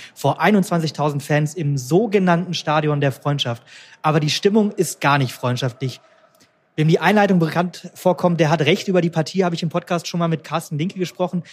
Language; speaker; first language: German; native; German